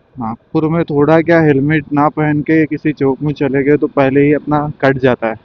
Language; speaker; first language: Hindi; non-native, local second language; Marathi